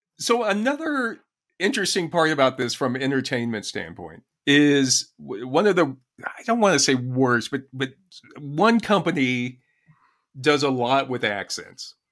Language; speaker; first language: English; native; English